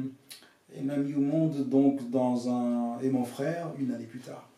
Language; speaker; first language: French; non-native, fluent; English